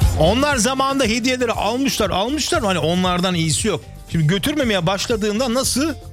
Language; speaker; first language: Turkish; early bilingual, heritage; Turkish